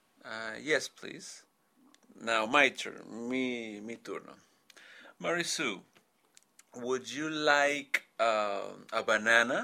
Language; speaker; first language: English; non-native, fluent; Spanish